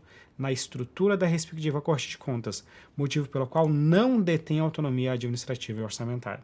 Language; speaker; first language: Portuguese; native; Portuguese